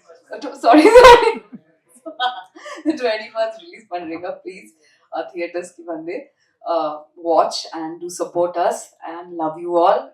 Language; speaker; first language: Tamil; non-native, learner; Bangla